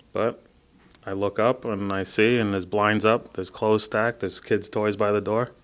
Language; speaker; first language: English; early bilingual, other home language; Spanish